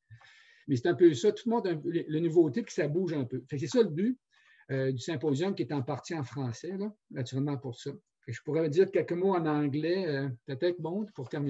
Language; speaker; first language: French; native; French